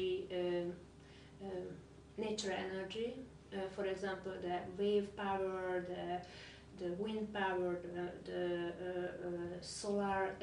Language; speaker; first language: English; non-native, learner; Hungarian